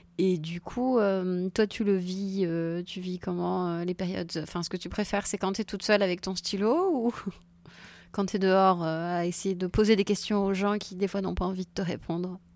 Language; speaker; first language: French; native; French